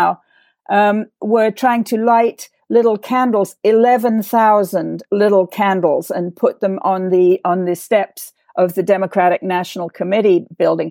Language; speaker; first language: English; native; English